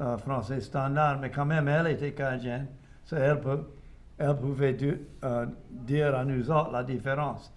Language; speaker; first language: French; non-native, local second language; English